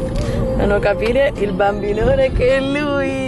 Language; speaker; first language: Italian; native; Italian